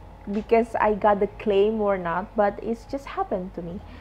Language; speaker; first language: English; non-native, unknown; Indonesian